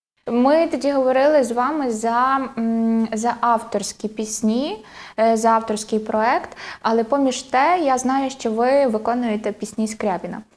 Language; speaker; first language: Ukrainian; native; Ukrainian